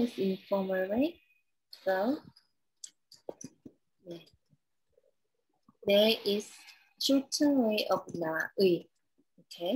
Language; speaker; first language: English; non-native, learner; Korean